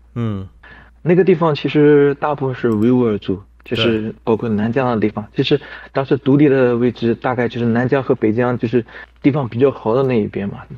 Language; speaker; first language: Chinese; non-native, local second language; Kazakh